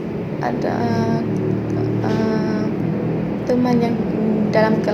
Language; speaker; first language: Indonesian; non-native, learner; Malay